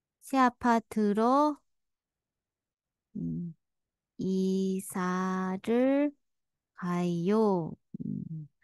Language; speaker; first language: Korean; non-native, fluent; Vietnamese